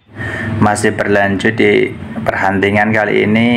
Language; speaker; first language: Indonesian; native; Indonesian